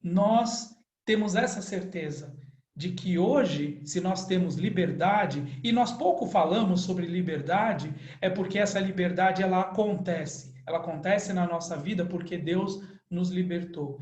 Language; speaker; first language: Portuguese; native; Portuguese